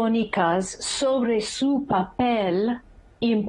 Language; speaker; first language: Spanish; non-native, fluent; English